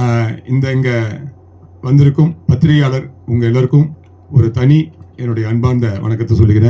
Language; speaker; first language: Tamil; native; Tamil